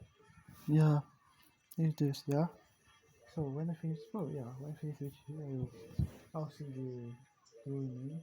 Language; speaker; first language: English; non-native, learner; Portuguese